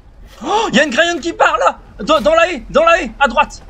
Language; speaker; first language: French; native; French